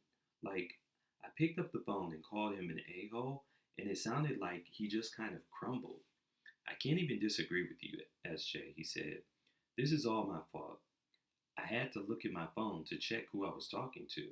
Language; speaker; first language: English; native; English